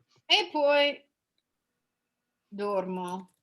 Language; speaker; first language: Italian; non-native, fluent; English